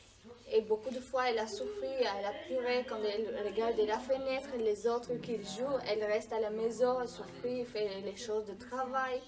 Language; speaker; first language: French; non-native, learner; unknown